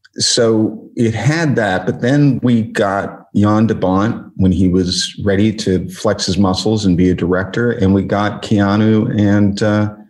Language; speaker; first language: English; native; English